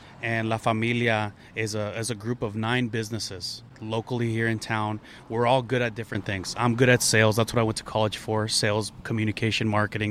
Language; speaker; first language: English; early bilingual, other home language; Spanish